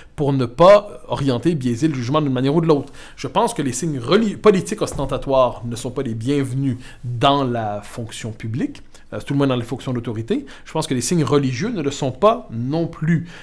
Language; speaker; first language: French; native; French